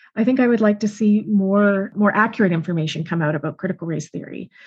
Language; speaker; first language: English; native; English